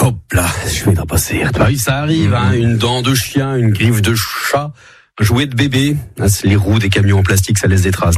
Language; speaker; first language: French; native; French